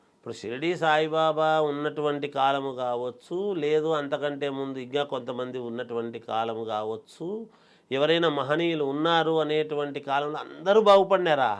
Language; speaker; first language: Telugu; native; Telugu